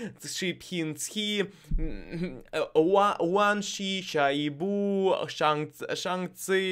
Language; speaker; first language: Chinese; non-native, learner; Russian